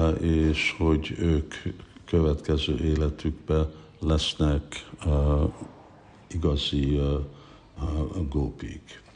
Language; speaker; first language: Hungarian; early bilingual, heritage; Hungarian